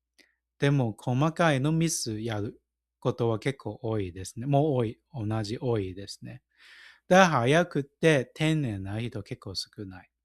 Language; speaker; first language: Japanese; non-native, fluent; Cantonese